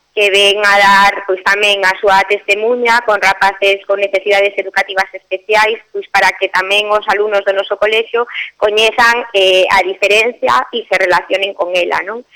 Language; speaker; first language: Galician; non-native, local second language; Spanish